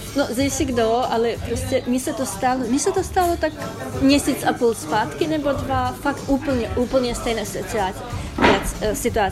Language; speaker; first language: Czech; non-native, fluent; Ukrainian